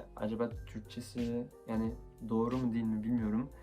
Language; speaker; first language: Turkish; early bilingual, heritage; Turkish